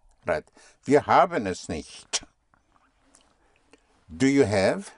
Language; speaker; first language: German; non-native, fluent; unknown